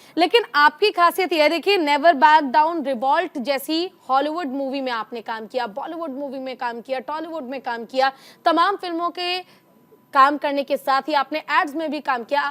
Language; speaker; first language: Hindi; native; Hindi